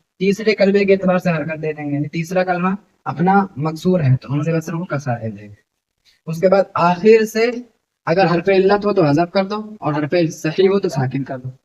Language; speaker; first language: Urdu; native; Urdu